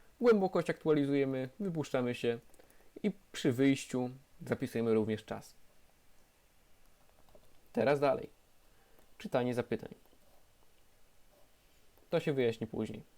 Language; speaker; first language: Polish; native; Polish